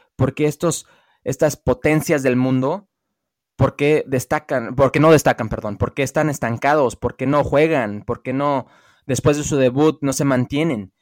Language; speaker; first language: Spanish; early bilingual, heritage; Spanish